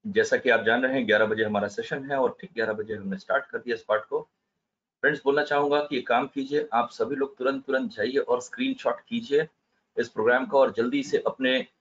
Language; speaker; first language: Hindi; native; Hindi